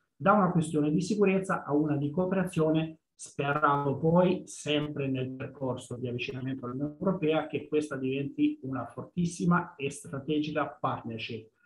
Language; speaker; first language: Italian; non-native, fluent; Albanian